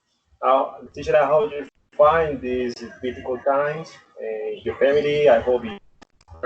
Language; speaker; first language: English; non-native, learner; Spanish